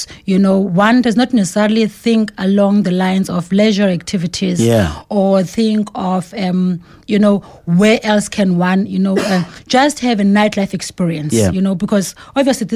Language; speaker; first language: English; non-native, local second language; Xhosa